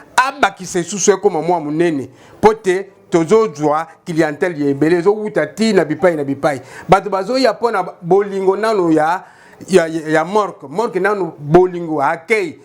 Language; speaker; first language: Lingala; native; Lingala